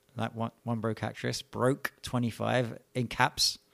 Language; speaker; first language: English; native; English